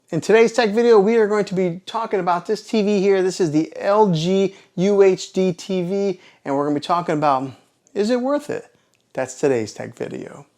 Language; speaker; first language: English; native; English